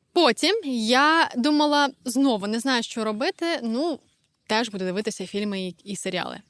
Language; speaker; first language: Ukrainian; native; Ukrainian